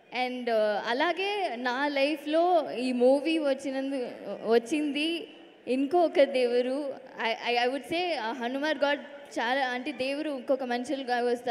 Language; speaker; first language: Telugu; non-native, local second language; Tamil